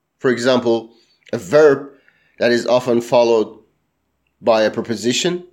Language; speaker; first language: English; non-native, fluent; Persian